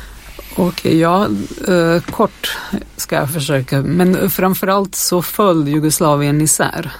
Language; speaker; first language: Swedish; non-native, fluent; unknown